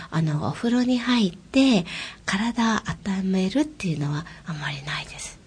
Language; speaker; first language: Japanese; non-native, fluent; Mongolian